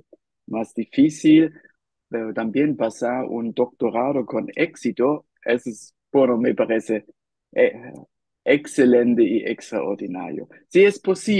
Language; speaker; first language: Spanish; non-native, fluent; German